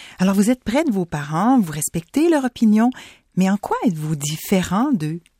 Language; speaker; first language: French; native; French